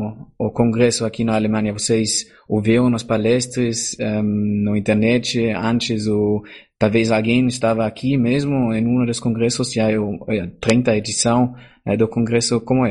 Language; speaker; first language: Portuguese; non-native, fluent; German